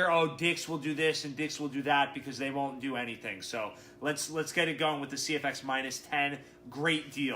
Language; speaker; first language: English; native; English